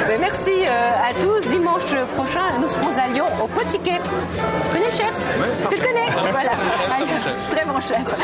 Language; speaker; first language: French; native; French